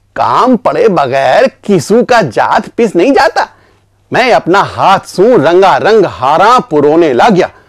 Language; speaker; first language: Hindi; native; Hindi